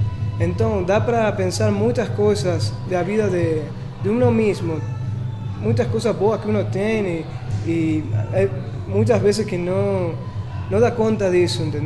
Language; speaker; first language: Portuguese; non-native, fluent; Spanish